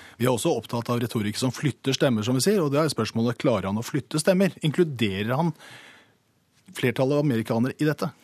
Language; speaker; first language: Norwegian; native; Norwegian